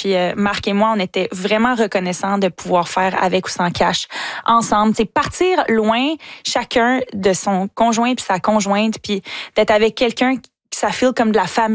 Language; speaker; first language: French; native; French